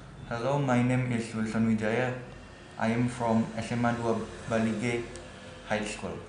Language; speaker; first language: English; non-native, learner; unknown